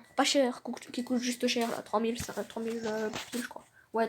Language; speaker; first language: French; native; French